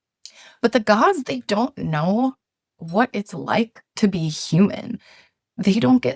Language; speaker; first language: English; native; English